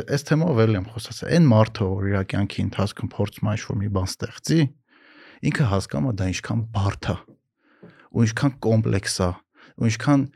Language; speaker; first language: Armenian; native; Armenian